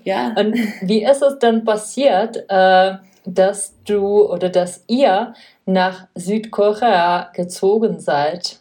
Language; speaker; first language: German; non-native, fluent; Czech